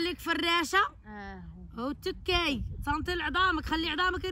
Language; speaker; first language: Arabic; native; Arabic